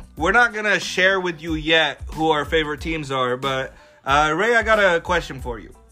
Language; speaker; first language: English; early bilingual, other home language; Arabic